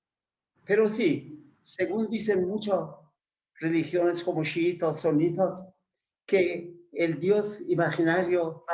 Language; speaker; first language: Spanish; non-native, learner; Persian